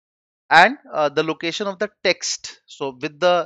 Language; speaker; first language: English; non-native, local second language; Hindi